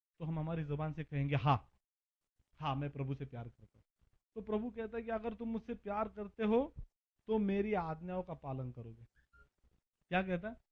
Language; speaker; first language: Hindi; non-native, local second language; Marathi